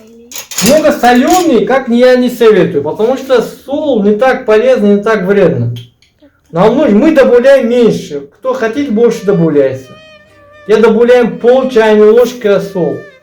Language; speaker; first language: Russian; non-native, learner; Uzbek